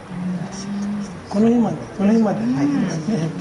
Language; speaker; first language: Japanese; native; Japanese